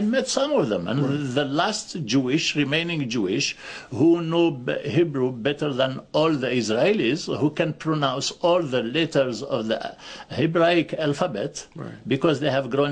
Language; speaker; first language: English; non-native, fluent; Arabic